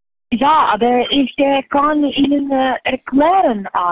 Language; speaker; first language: German; non-native, learner; Estonian